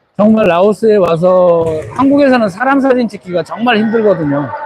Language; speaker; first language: Korean; native; Korean